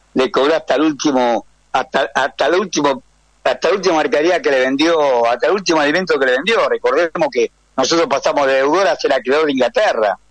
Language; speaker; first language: Spanish; native; Spanish